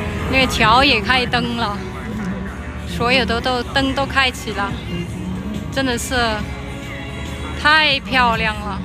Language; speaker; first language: Chinese; non-native, fluent; Vietnamese